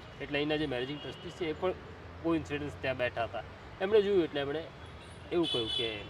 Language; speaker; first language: Gujarati; non-native, local second language; Marathi